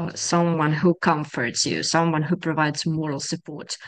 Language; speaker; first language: English; non-native, fluent; Ukrainian